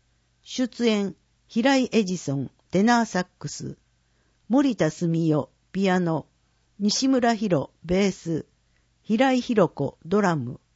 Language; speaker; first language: Japanese; native; Japanese